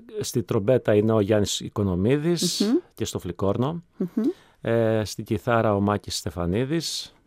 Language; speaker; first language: Greek; early bilingual, heritage; Greek